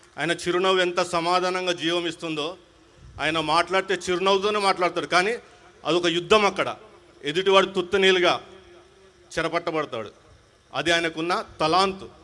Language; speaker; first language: Telugu; non-native, local second language; Urdu